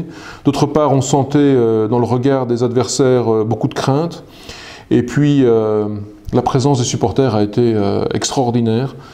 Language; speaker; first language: French; native; French